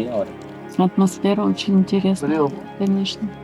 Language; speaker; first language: Russian; native; Russian